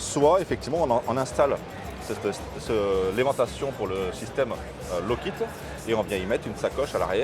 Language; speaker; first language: French; native; French